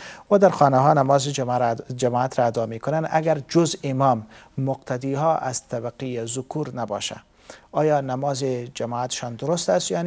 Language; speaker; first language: Persian; native; Persian